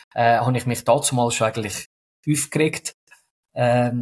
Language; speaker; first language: Swiss German; native; Swiss German